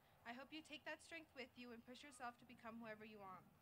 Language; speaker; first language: English; early bilingual, other home language; Spanish